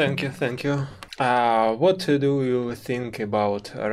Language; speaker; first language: English; non-native, learner; Russian